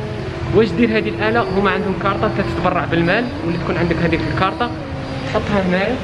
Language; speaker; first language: Arabic; native; Arabic